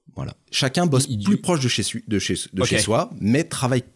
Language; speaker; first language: French; native; French